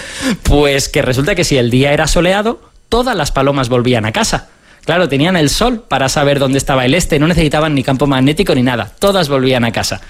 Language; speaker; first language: Spanish; native; Spanish